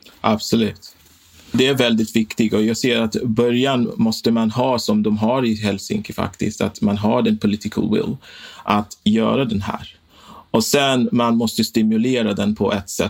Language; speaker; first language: Swedish; non-native, fluent; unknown